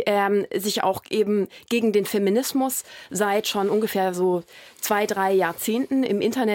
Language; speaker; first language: German; native; German